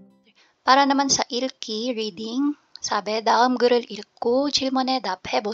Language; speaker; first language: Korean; non-native, fluent; Filipino